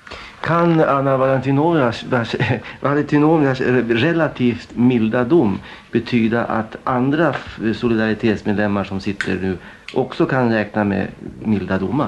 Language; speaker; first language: Swedish; native; Swedish